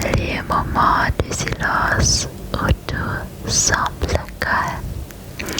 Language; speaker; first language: French; non-native, learner; German